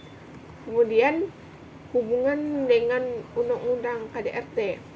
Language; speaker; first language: Indonesian; native; Indonesian